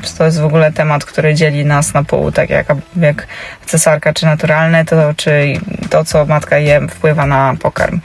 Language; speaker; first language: Polish; early bilingual, heritage; Polish